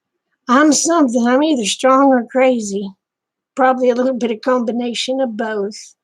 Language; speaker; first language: English; native; English